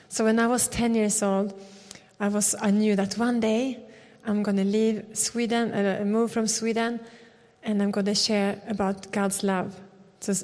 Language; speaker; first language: English; non-native, fluent; Swedish